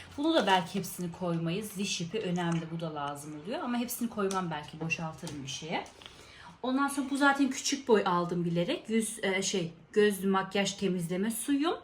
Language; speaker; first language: Turkish; native; Turkish